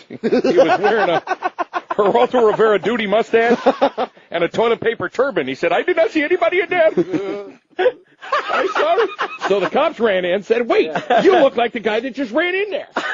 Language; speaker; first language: English; native; English